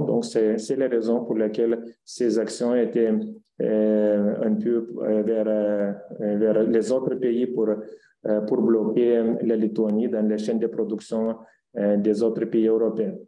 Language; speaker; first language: French; non-native, fluent; Lithuanian